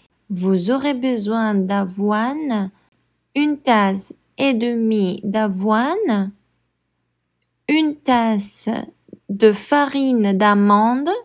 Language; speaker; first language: French; non-native, fluent; Spanish